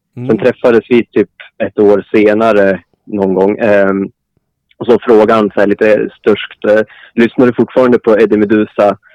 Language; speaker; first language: Swedish; native; Swedish